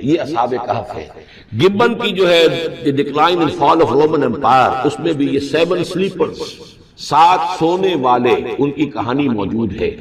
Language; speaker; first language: Urdu; native; Urdu